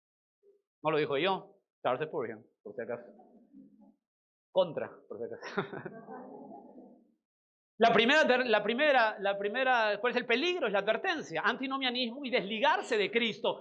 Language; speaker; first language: Spanish; native; Spanish